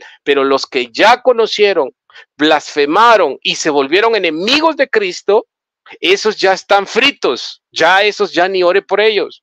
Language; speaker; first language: Spanish; native; Spanish